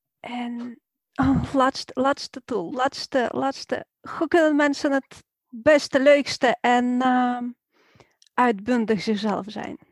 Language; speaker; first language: Dutch; non-native, fluent; Ukrainian